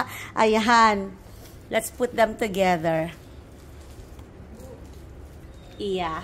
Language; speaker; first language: English; non-native, local second language; Hiligaynon